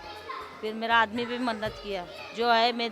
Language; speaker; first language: Hindi; non-native, local second language; Kannada